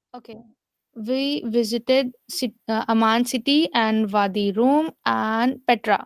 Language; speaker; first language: English; non-native, learner; Urdu